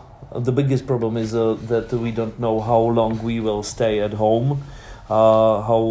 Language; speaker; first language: English; non-native, learner; Czech